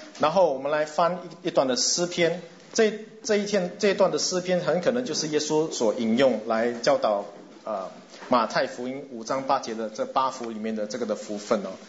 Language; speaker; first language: Chinese; non-native, local second language; English